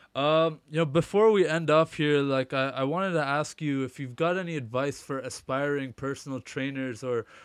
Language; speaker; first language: English; early bilingual, other home language; Hindi